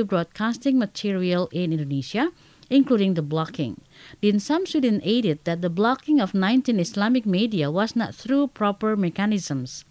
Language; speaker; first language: English; non-native, fluent; Indonesian